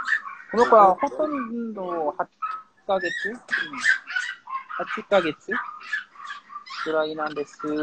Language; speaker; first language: Japanese; non-native, fluent; Korean